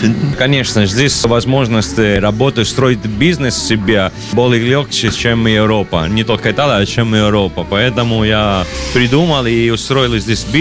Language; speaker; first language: Russian; non-native, learner; Italian